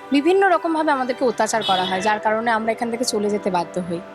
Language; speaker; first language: Bangla; native; Bangla